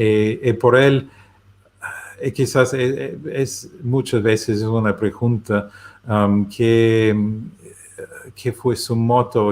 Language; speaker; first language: Spanish; non-native, learner; German